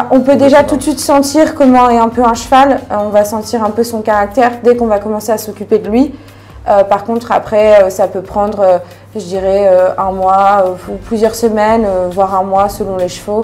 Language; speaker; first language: French; native; French